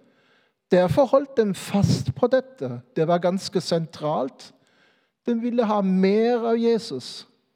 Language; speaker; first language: Norwegian; non-native, fluent; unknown